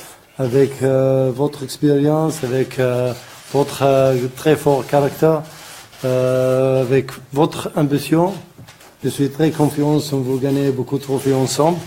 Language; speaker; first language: French; non-native, learner; Arabic